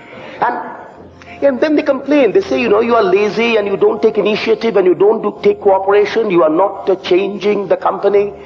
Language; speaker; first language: English; non-native, local second language; Bangla